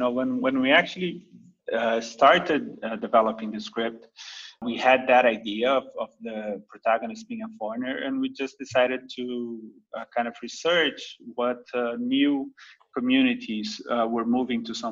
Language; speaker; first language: English; non-native, fluent; Portuguese